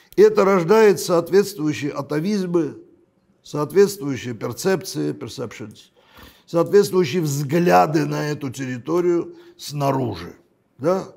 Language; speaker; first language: Russian; non-native, local second language; Armenian